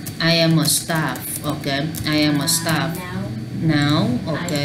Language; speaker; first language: English; non-native, learner; Vietnamese